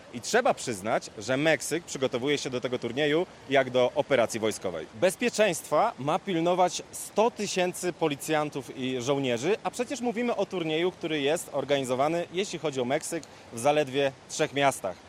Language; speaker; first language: Polish; native; Polish